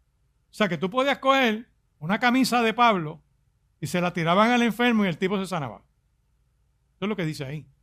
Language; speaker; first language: Spanish; native; Spanish